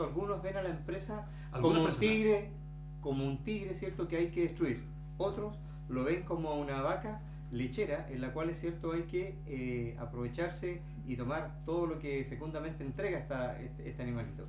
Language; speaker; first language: Spanish; native; Spanish